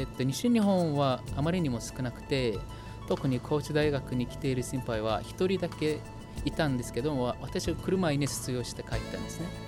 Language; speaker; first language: Japanese; non-native, fluent; Mongolian